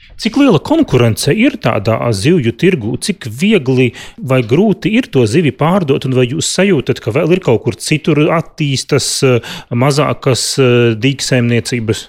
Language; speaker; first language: Latvian; native; Latvian